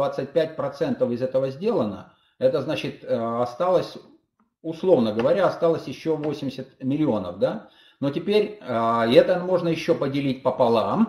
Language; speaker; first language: Russian; native; Russian